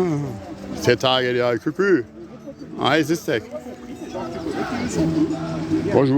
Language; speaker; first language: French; non-native, learner; German